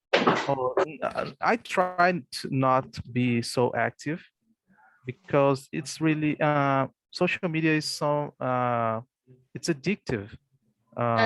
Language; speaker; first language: English; non-native, fluent; Portuguese